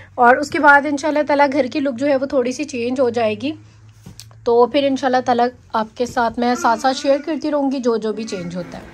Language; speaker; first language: Urdu; native; Urdu